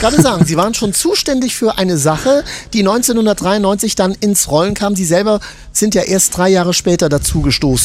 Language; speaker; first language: German; native; German